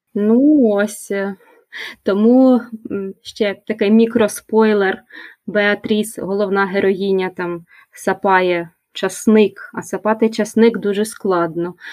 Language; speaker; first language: Ukrainian; native; Ukrainian